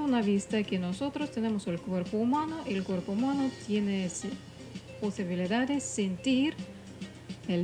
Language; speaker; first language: Spanish; non-native, fluent; Russian